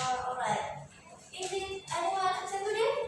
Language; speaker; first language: English; non-native, learner; Indonesian